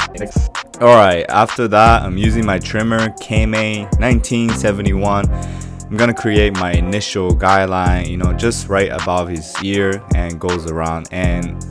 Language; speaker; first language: English; non-native, fluent; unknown